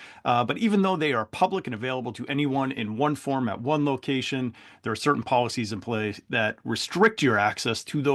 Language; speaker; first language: English; native; English